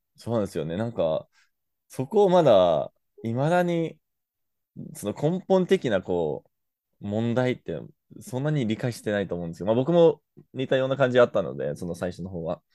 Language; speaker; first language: Japanese; non-native, fluent; English